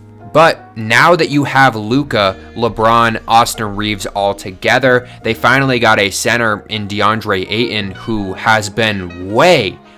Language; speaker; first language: English; native; English